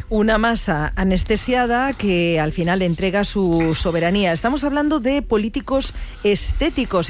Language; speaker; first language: Spanish; native; Spanish